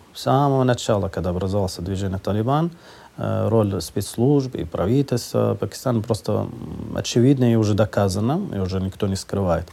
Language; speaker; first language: Russian; non-native, fluent; Persian